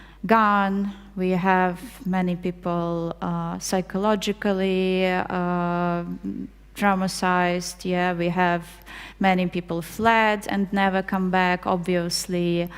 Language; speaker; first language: English; non-native, fluent; Ukrainian